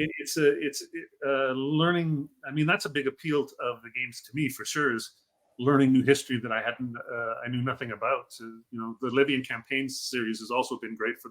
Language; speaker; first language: English; native; English